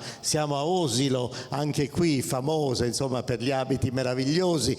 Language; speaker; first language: Italian; native; Italian